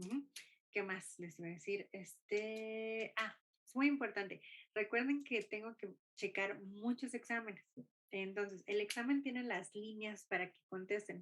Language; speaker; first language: Spanish; non-native, fluent; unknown